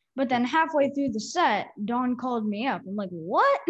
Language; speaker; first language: English; native; English